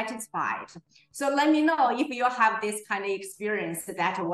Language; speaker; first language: English; non-native, fluent; Chinese